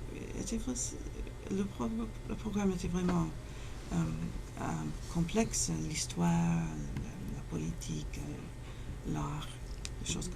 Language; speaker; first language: French; non-native, fluent; English